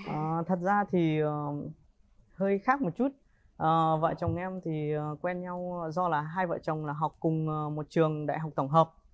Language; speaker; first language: Vietnamese; early bilingual, heritage; Vietnamese